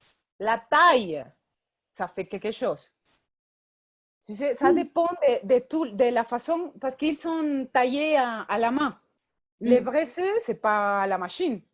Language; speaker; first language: French; non-native, fluent; Spanish